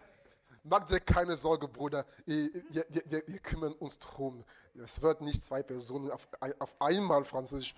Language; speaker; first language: German; non-native, fluent; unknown